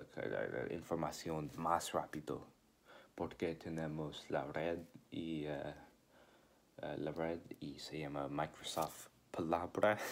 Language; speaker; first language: Spanish; non-native, learner; English